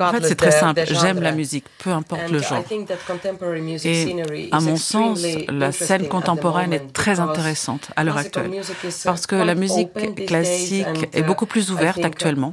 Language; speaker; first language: French; non-native, fluent; Ukrainian